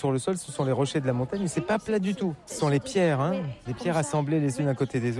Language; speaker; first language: French; native; French